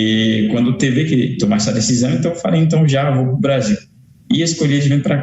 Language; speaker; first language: Portuguese; non-native, fluent; Haitian Creole